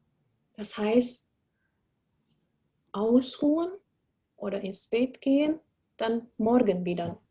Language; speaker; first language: German; non-native, fluent; Indonesian